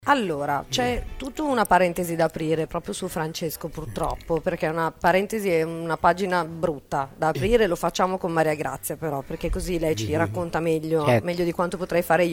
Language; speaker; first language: Italian; native; Italian